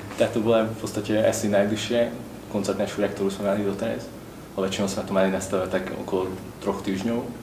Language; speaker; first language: Slovak; non-native, local second language; Hungarian